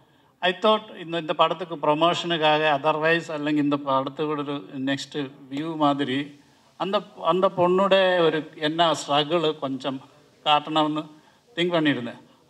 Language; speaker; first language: Tamil; non-native, learner; Malayalam